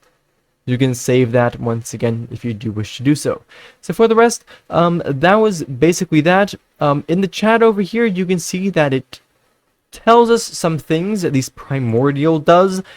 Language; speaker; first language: English; non-native, fluent; Dutch